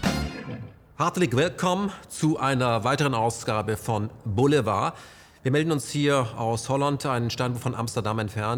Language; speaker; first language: German; native; German